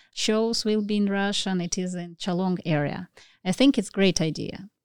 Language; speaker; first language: English; non-native, learner; Russian